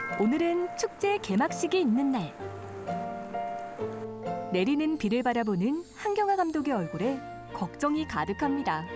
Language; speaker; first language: Korean; native; Korean